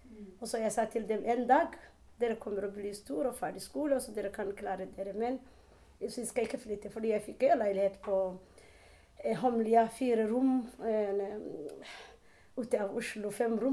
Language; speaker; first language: Norwegian; non-native, learner; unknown